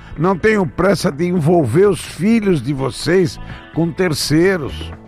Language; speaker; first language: Portuguese; native; Portuguese